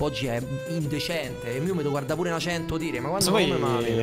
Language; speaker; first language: Italian; native; Italian